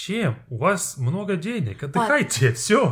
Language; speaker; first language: Russian; non-native, fluent; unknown